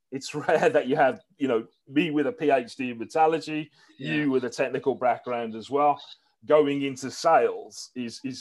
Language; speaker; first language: English; native; English